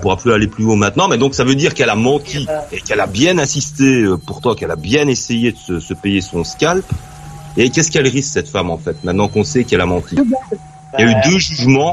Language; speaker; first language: French; native; French